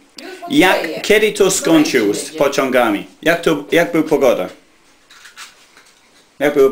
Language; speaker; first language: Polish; non-native, learner; English